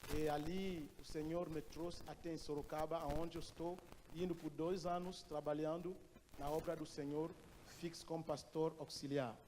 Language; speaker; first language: Portuguese; non-native, fluent; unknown